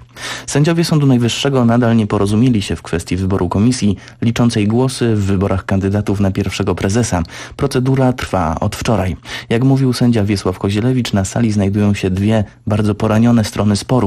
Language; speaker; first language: Polish; native; Polish